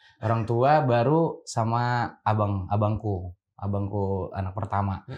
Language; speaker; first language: Indonesian; native; Indonesian